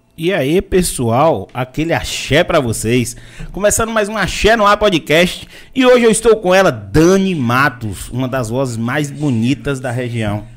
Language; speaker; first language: Portuguese; native; Portuguese